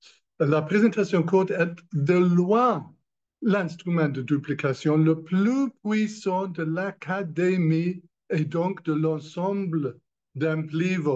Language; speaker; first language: French; non-native, learner; English